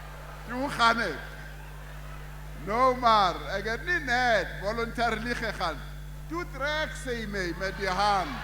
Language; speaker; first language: Afrikaans; non-native, local second language; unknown